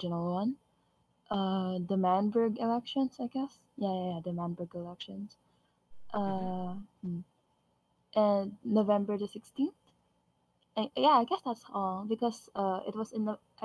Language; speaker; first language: English; non-native, local second language; Filipino